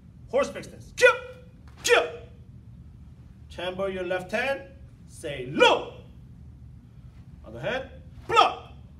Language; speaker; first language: English; non-native, fluent; Korean